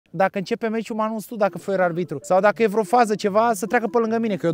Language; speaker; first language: Romanian; native; Romanian